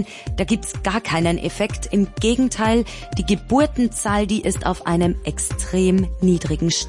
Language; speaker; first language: German; native; German